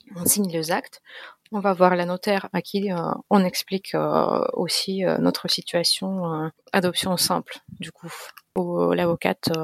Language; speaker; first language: French; non-native, fluent; Russian